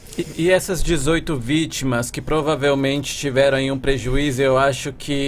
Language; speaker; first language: Portuguese; native; Portuguese